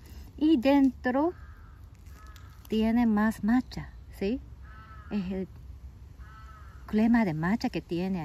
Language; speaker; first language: Spanish; non-native, fluent; Japanese